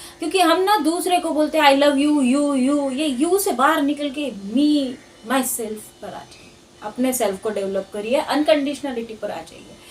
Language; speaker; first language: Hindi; non-native, local second language; Marathi